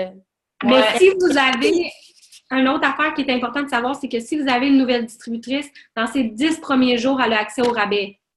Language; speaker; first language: French; native; French